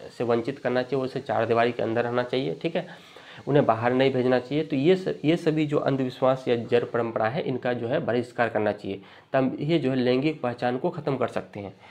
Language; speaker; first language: Hindi; native; Hindi